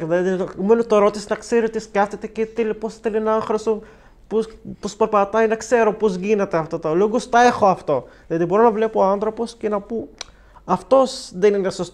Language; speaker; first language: Greek; non-native, learner; Arabic